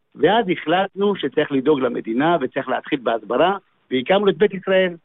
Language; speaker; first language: Hebrew; early bilingual, other home language; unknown